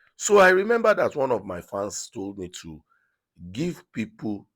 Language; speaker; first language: English; non-native, local second language; Yoruba